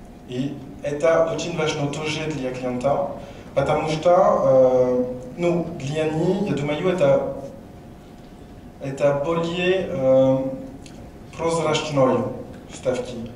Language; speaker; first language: Russian; non-native, learner; French